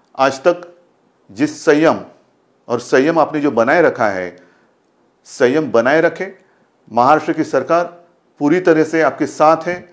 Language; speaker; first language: Hindi; non-native, local second language; Marathi